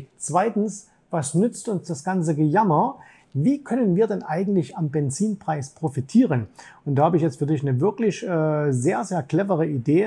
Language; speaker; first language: German; native; German